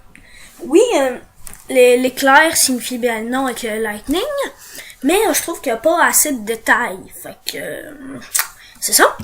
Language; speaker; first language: French; native; French